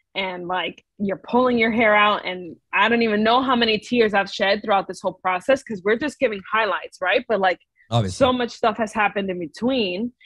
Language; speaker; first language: English; native; English